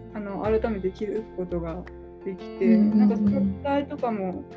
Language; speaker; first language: Japanese; native; Japanese